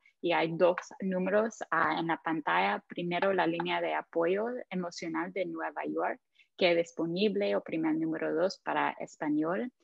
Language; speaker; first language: Spanish; non-native, fluent; English